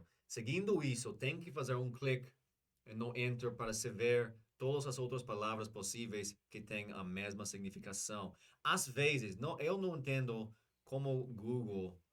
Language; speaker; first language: Portuguese; non-native, learner; English